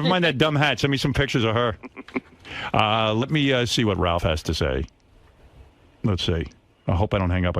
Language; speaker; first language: English; native; English